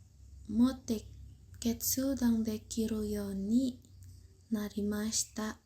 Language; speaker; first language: Japanese; non-native, learner; Indonesian